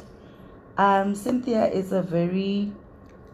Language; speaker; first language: English; non-native, local second language; Tswana